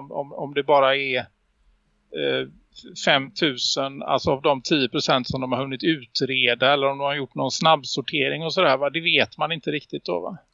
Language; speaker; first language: Swedish; native; Swedish